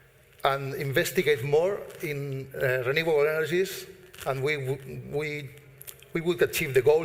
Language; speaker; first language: English; non-native, fluent; Spanish